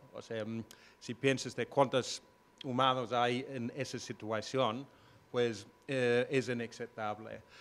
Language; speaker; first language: Spanish; non-native, fluent; English